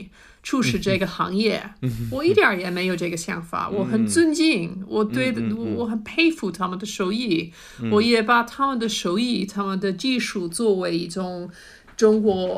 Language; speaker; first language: Chinese; non-native, fluent; English